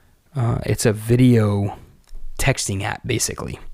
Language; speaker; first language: English; native; English